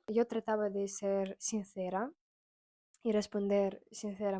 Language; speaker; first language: Spanish; non-native, fluent; Russian